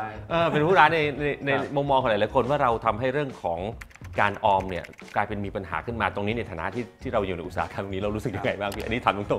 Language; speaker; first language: Thai; native; Thai